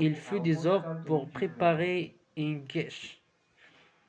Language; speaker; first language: French; non-native, learner; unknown